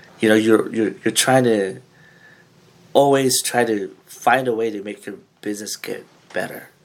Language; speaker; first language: English; early bilingual, other home language; Filipino